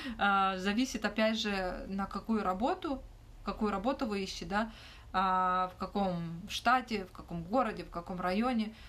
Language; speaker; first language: Russian; non-native, local second language; Ukrainian